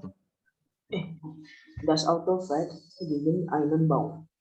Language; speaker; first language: German; non-native, learner; Indonesian